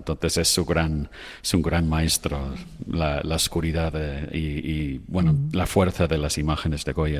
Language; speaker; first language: Spanish; non-native, fluent; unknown